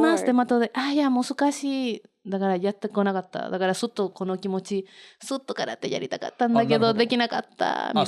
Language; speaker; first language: Japanese; non-native, learner; Spanish